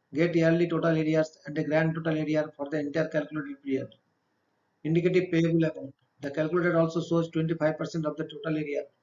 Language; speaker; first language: English; non-native, local second language; Bangla